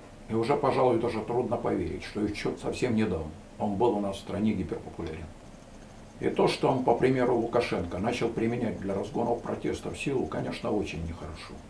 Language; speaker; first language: Russian; native; Russian